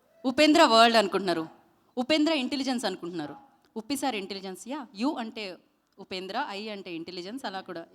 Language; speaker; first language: Telugu; native; Telugu